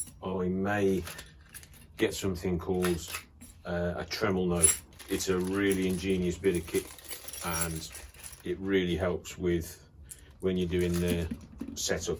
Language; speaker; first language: English; native; English